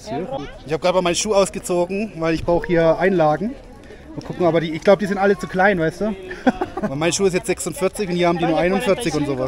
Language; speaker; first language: German; native; German